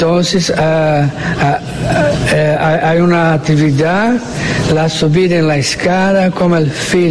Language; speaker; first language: Spanish; non-native, learner; Portuguese